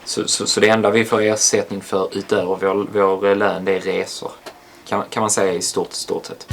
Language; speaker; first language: Swedish; native; Swedish